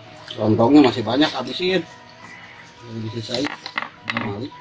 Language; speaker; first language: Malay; non-native, local second language; Sundanese